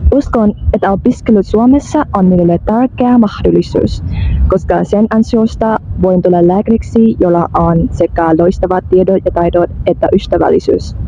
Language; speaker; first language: Finnish; non-native, learner; Vietnamese